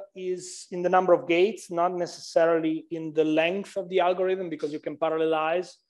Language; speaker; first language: English; non-native, fluent; Italian